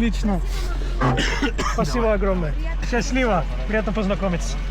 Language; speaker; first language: Russian; non-native, fluent; English